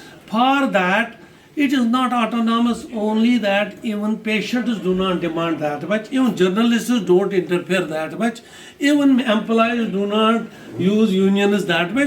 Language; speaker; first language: English; non-native, local second language; Kashmiri